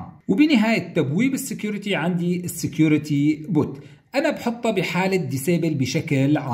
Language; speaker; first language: Arabic; native; Arabic